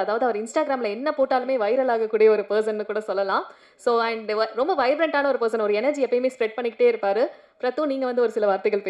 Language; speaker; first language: Tamil; native; Tamil